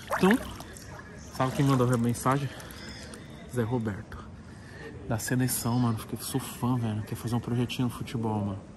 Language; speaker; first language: Portuguese; native; Portuguese